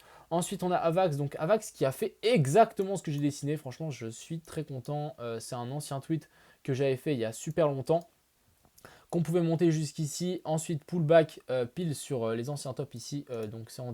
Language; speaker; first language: French; native; French